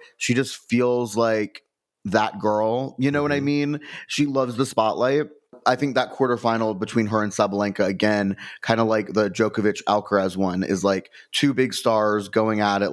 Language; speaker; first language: English; native; English